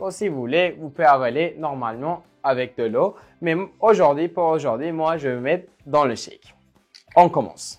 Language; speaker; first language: French; non-native, fluent; Turkish